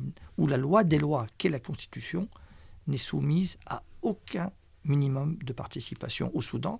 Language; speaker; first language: French; non-native, local second language; Arabic